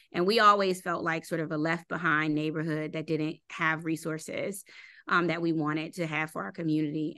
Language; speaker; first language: English; native; English